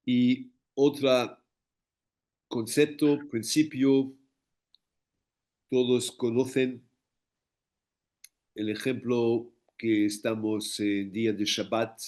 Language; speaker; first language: Spanish; non-native, fluent; English